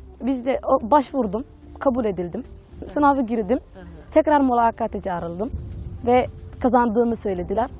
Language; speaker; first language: Turkish; non-native, fluent; Somali